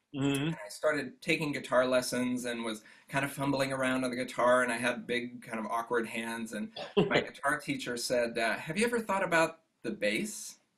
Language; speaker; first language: English; native; English